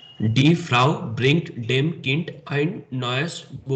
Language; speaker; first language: German; non-native, learner; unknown